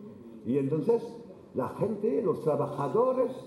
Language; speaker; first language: Spanish; non-native, fluent; French